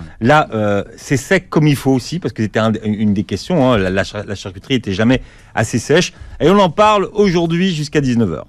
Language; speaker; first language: French; native; French